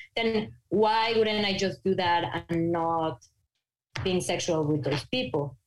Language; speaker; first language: English; non-native, fluent; Spanish